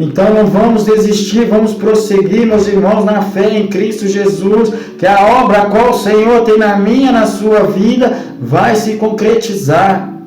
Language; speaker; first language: Portuguese; native; Portuguese